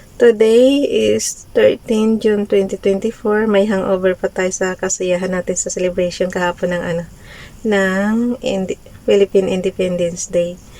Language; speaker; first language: Filipino; native; Filipino